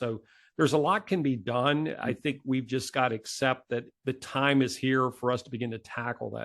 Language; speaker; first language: English; native; English